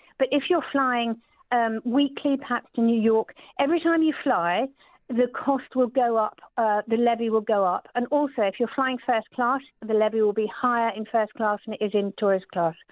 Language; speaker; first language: English; native; English